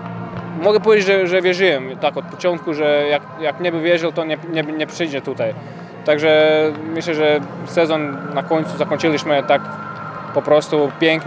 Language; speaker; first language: Polish; non-native, learner; Croatian